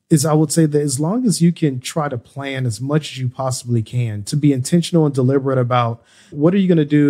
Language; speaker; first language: English; native; English